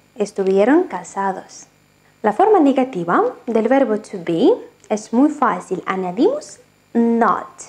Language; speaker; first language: Spanish; non-native, fluent; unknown